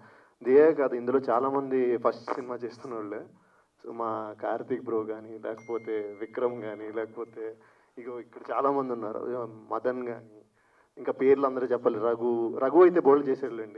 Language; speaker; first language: Telugu; native; Telugu